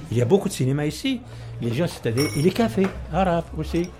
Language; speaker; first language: French; non-native, learner; Arabic